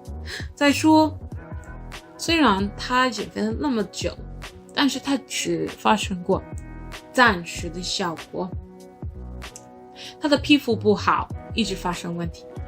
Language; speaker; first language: Chinese; non-native, learner; English